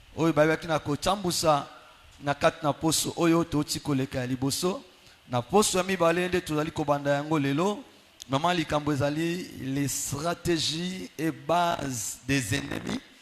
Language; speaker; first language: Lingala; native; Lingala